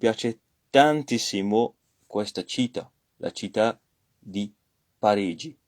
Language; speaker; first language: Italian; non-native, fluent; French